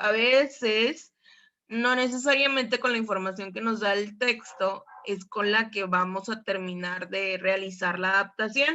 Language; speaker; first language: Spanish; native; Spanish